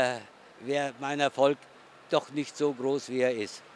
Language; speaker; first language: German; native; German